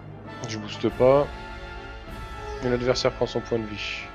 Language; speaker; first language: French; native; French